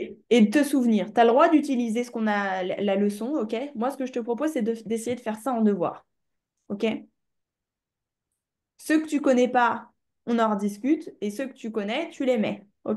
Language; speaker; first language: French; native; French